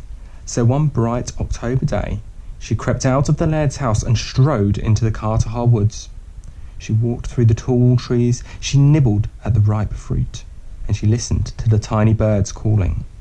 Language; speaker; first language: English; native; English